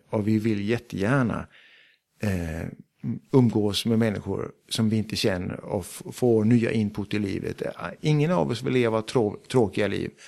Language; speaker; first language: Swedish; early bilingual, heritage; Swedish